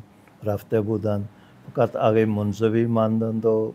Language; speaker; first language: Persian; non-native, fluent; Punjabi